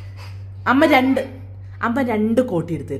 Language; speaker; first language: Malayalam; native; Malayalam